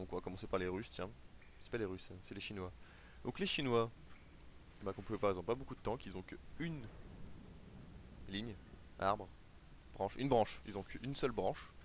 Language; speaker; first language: French; native; French